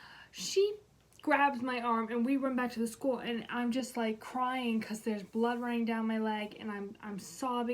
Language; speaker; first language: English; native; English